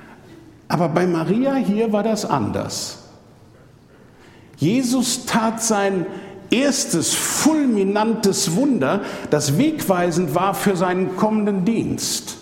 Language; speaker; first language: German; native; German